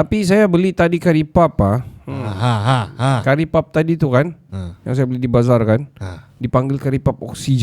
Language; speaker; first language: Malay; native; Malay